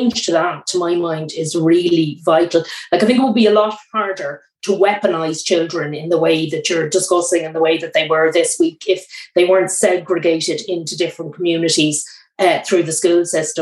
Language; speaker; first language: English; native; English